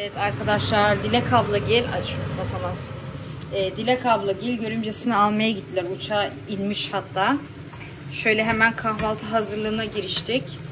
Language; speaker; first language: Turkish; early bilingual, heritage; Turkish